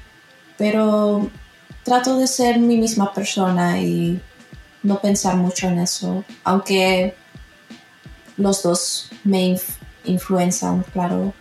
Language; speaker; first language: Spanish; early bilingual, heritage; Spanish